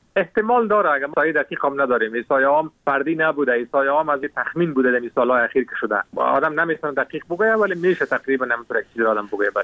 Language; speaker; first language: Persian; native; Persian